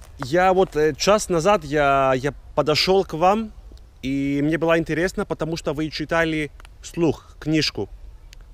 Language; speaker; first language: Russian; non-native, fluent; Greek